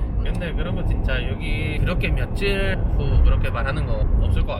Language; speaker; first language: Korean; non-native, learner; Spanish